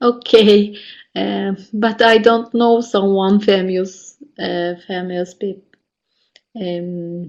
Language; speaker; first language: English; non-native, learner; Turkish